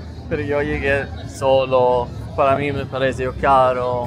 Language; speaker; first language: Spanish; non-native, fluent; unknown